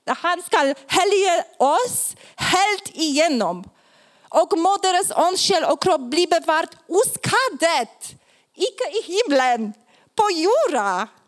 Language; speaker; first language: Swedish; non-native, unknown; Polish